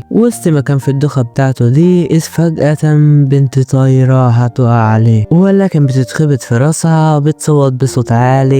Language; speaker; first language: Arabic; native; Arabic